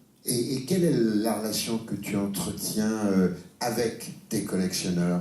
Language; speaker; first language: French; native; French